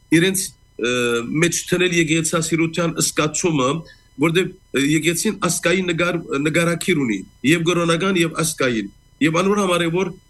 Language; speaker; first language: Armenian; native; Armenian